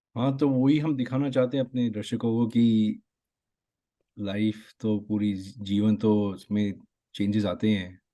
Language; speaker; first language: Hindi; native; Hindi